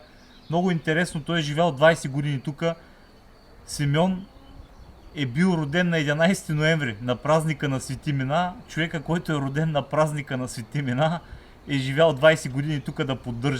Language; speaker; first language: Bulgarian; native; Bulgarian